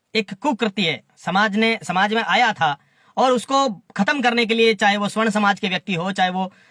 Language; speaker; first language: Hindi; native; Hindi